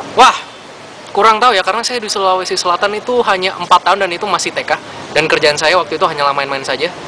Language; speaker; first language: Indonesian; native; Indonesian